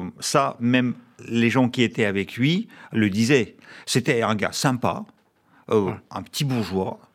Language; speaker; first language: French; non-native, fluent; Russian